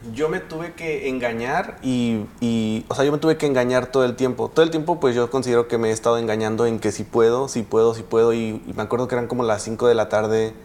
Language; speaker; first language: Spanish; native; Spanish